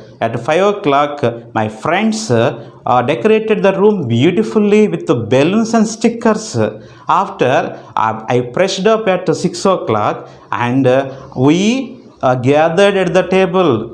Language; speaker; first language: English; non-native, local second language; Telugu